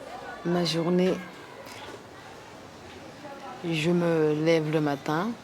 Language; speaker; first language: French; non-native, local second language; Comorian